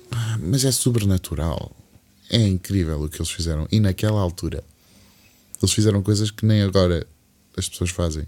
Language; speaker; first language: Portuguese; early bilingual, other home language; English